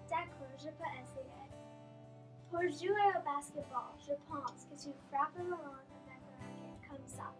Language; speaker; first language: French; non-native, learner; English